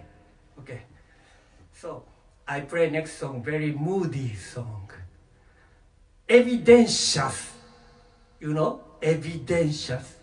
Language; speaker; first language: English; non-native, learner; Japanese